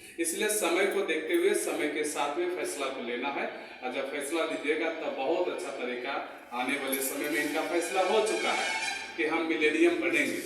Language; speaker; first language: Hindi; native; Hindi